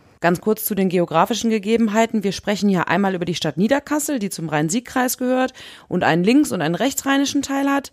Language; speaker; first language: German; native; German